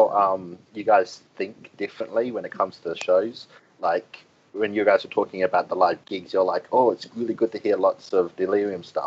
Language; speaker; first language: English; native; English